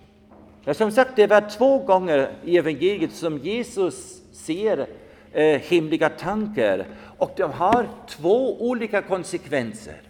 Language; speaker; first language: Swedish; non-native, fluent; German